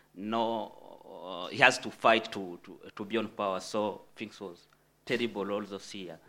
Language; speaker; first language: English; non-native, fluent; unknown